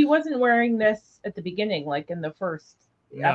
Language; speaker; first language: English; native; English